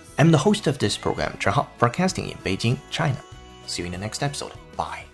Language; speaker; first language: English; non-native, fluent; Chinese